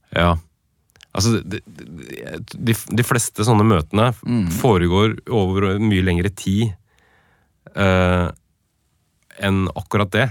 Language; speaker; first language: Norwegian; native; Norwegian